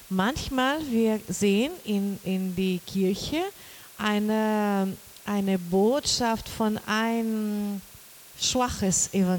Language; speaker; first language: German; non-native, learner; Portuguese